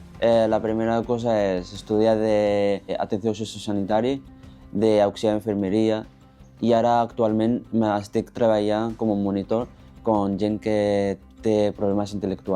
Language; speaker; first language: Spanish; non-native, local second language; Catalan